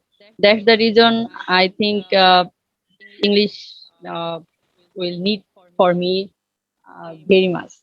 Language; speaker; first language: English; non-native, learner; Bangla